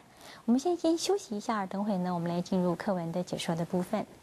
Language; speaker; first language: Chinese; native; Chinese